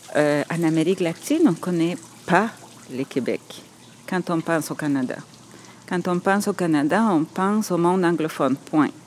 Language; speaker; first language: French; non-native, fluent; Spanish